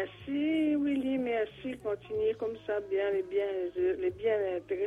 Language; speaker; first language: French; non-native, local second language; Réunion Creole French